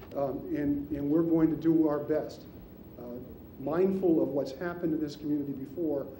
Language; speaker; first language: English; native; English